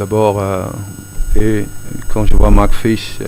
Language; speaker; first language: French; non-native, fluent; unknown